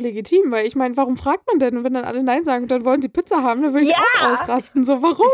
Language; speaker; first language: German; native; German